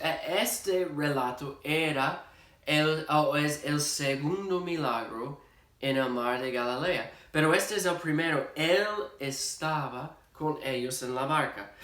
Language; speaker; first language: Spanish; non-native, fluent; English